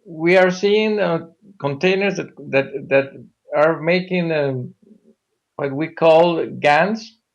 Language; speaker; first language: English; non-native, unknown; Spanish